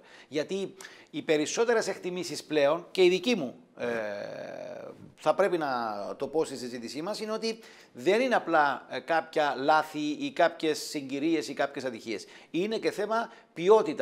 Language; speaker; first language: Greek; native; Greek